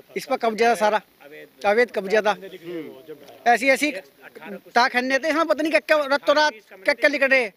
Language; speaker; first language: Hindi; native; Hindi